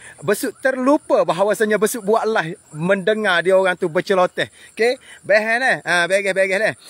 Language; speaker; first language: Malay; native; Malay